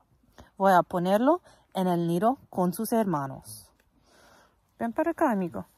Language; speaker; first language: Spanish; non-native, fluent; English